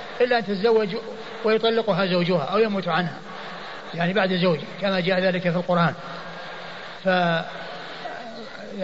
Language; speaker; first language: Arabic; native; Arabic